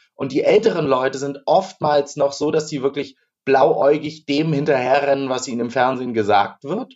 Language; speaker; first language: German; native; German